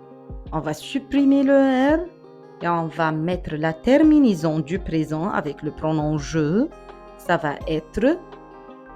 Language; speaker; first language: French; non-native, fluent; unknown